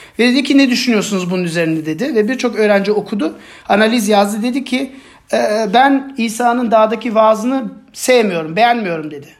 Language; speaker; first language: Turkish; non-native, fluent; German